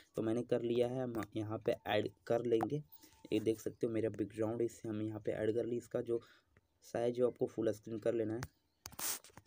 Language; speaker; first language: Hindi; native; Hindi